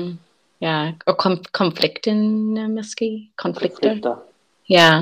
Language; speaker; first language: Danish; non-native, learner; English